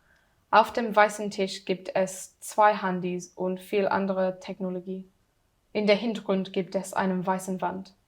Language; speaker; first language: German; non-native, learner; English